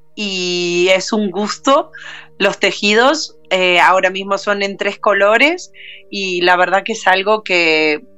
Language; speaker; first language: Spanish; native; Spanish